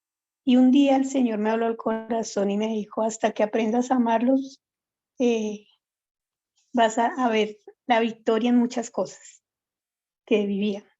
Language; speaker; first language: Spanish; native; Spanish